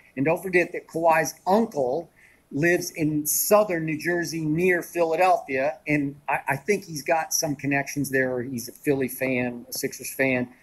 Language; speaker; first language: English; native; English